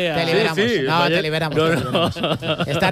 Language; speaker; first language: Spanish; native; Spanish